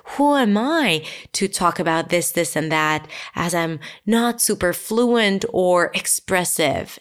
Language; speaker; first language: English; non-native, fluent; Hebrew